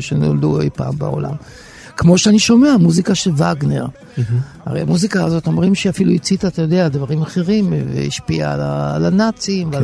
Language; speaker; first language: Hebrew; native; Hebrew